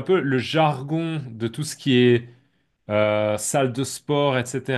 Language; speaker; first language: French; native; French